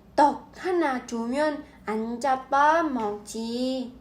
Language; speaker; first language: Korean; non-native, learner; Vietnamese